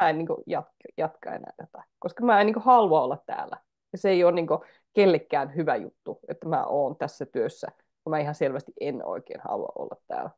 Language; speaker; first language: Finnish; native; Finnish